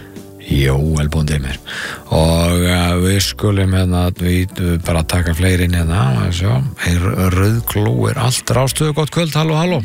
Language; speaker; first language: Icelandic; native; Icelandic